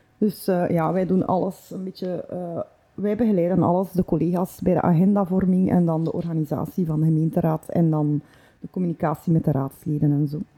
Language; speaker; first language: Dutch; native; Dutch